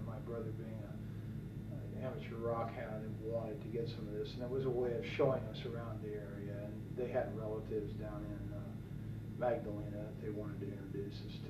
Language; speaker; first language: English; native; English